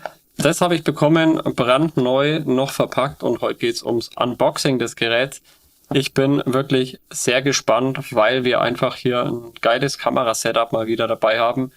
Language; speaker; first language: German; native; German